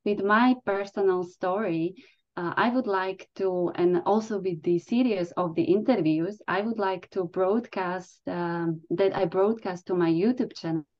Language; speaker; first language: English; non-native, fluent; Slovak